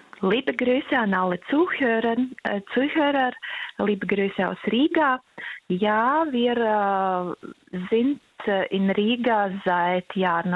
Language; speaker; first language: German; non-native, fluent; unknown